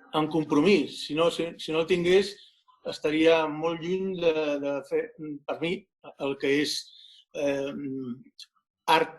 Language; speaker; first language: Catalan; non-native, local second language; Spanish